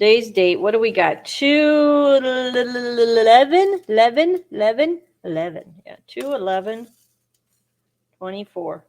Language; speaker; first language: English; native; English